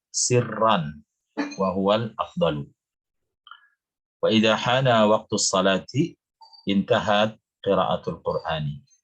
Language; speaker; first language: Arabic; non-native, fluent; Indonesian